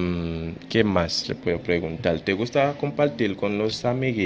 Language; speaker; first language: Spanish; non-native, fluent; Haitian Creole